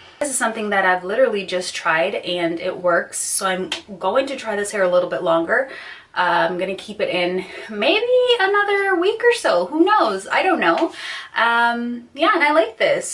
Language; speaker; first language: English; native; English